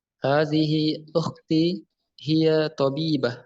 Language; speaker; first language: Arabic; non-native, learner; Indonesian